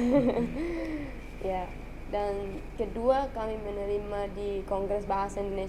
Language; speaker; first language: Indonesian; non-native, learner; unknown